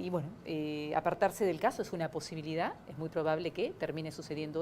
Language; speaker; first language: Spanish; native; Spanish